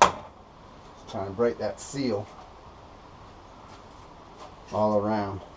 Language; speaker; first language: English; native; English